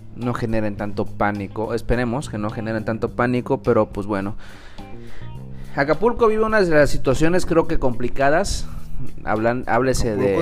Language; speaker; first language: Spanish; native; Spanish